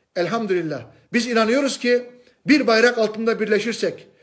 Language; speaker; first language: Turkish; non-native, fluent; Chinese